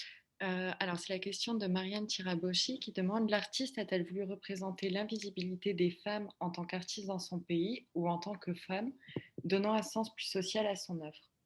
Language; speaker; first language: French; native; French